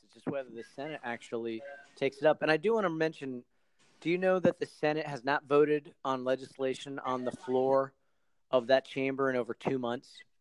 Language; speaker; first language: English; native; English